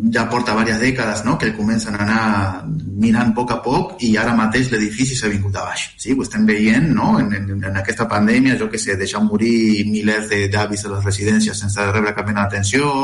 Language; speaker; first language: Catalan; non-native, fluent; Spanish